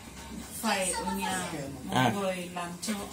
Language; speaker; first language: Vietnamese; non-native, learner; Portuguese